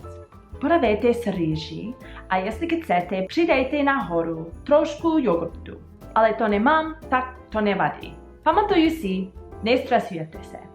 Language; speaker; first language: Czech; non-native, learner; English